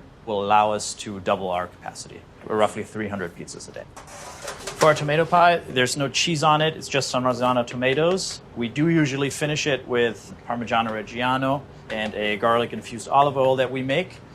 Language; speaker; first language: English; native; English